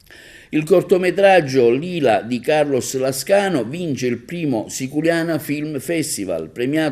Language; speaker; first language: Italian; native; Italian